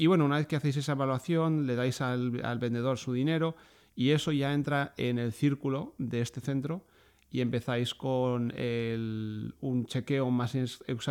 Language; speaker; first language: Spanish; native; Spanish